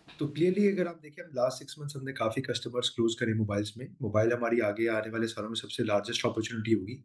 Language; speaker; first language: Hindi; native; Hindi